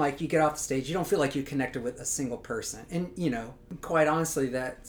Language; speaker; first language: English; native; English